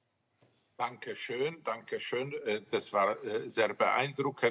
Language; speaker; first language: German; non-native, fluent; Polish